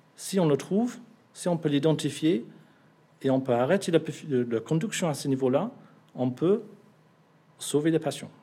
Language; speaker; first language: French; non-native, fluent; English